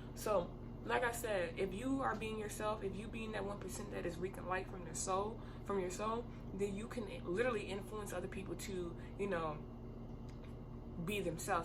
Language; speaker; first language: English; native; English